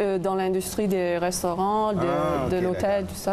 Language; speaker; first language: French; non-native, local second language; English